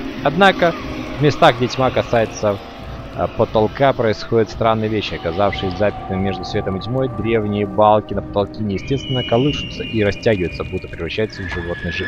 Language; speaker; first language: Russian; native; Russian